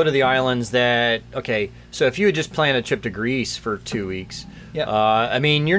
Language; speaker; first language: English; native; English